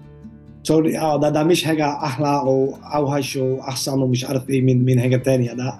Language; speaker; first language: Arabic; non-native, learner; Dutch